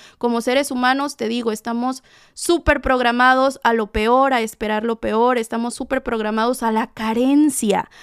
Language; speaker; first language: Spanish; native; Spanish